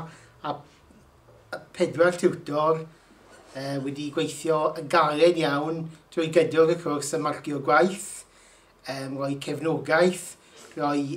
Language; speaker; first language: Welsh; non-native, learner; English